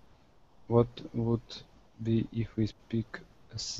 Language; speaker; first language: English; non-native, learner; Russian